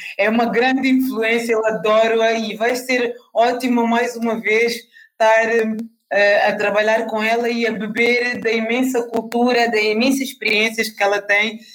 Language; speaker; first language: Portuguese; native; Portuguese